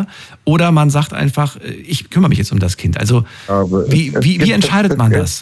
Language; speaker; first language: German; native; German